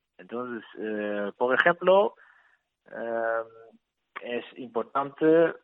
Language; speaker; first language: Spanish; non-native, learner; Dutch